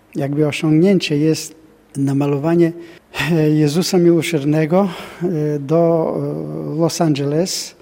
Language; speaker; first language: Polish; non-native, fluent; Bulgarian